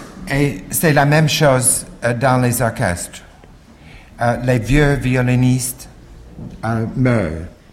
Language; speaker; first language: French; non-native, fluent; English